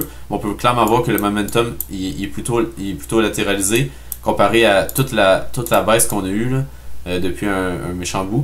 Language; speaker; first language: French; native; French